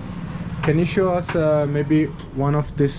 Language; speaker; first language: English; non-native, fluent; Azerbaijani